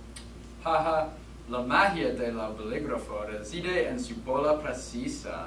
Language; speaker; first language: Spanish; non-native, learner; English